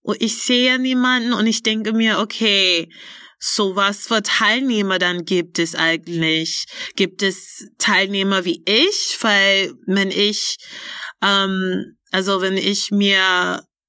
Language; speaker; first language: German; non-native, fluent; English